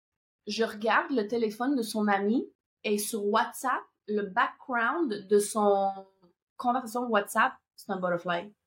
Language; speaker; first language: French; native; French